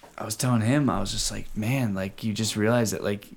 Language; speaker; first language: English; native; English